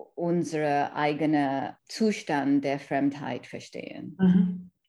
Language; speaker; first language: German; non-native, fluent; English